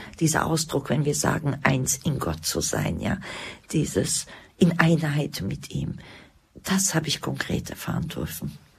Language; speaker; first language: German; early bilingual, other home language; Croatian